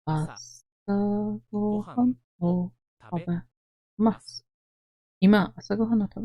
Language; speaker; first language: Japanese; non-native, learner; Norwegian